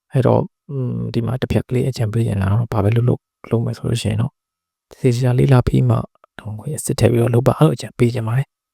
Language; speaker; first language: Burmese; native; Burmese